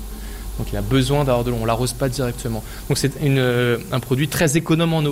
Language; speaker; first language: French; native; French